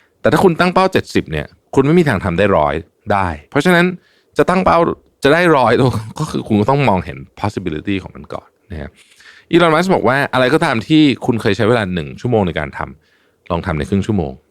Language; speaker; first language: Thai; native; Thai